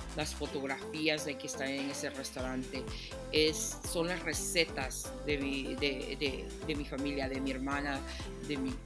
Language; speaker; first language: Spanish; early bilingual, heritage; Spanish